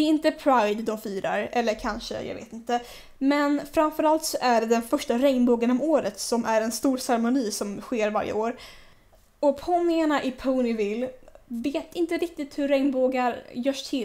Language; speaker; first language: Swedish; native; Swedish